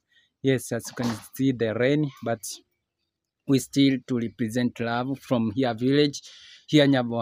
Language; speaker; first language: English; non-native, learner; Swahili